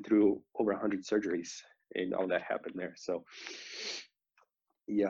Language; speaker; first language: English; non-native, fluent; Romanian